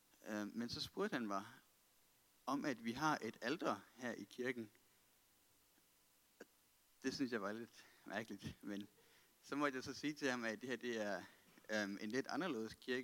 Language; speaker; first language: Danish; native; Danish